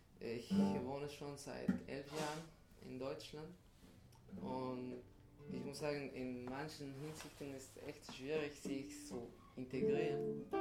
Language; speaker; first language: German; non-native, fluent; Spanish